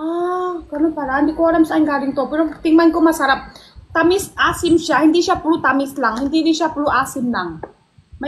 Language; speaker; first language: Filipino; non-native, learner; Chinese